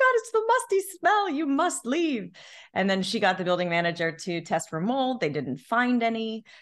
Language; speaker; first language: English; native; English